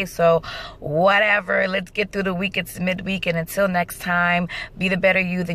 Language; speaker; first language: English; native; English